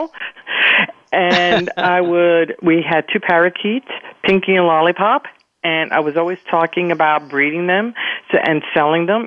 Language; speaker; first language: English; early bilingual, other home language; Spanish